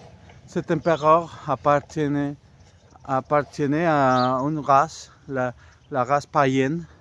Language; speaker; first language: French; non-native, fluent; Spanish